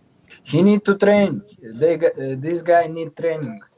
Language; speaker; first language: English; non-native, learner; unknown